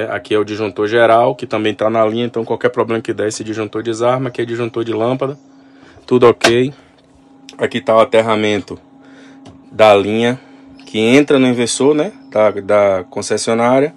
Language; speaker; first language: Portuguese; native; Portuguese